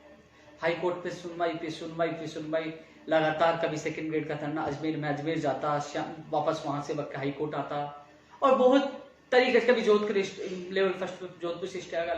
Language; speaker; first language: Hindi; native; Hindi